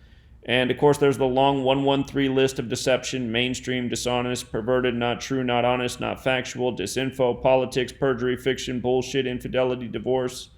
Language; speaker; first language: English; native; English